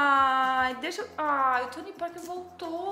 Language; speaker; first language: Portuguese; native; Portuguese